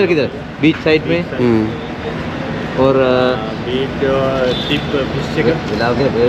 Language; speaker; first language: Hindi; non-native, learner; Sinhala